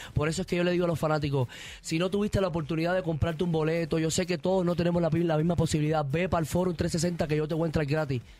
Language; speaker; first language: Spanish; native; Spanish